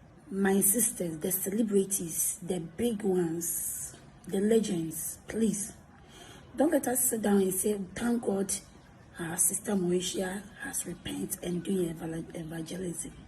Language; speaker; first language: English; non-native, local second language; Akan